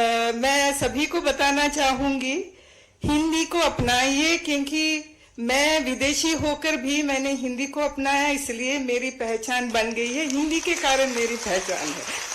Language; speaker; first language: Hindi; non-native, fluent; Sinhala